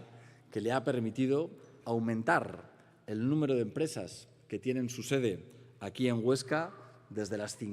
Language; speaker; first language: Spanish; native; Spanish